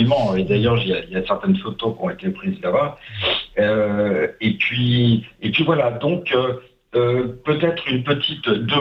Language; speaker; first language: French; native; French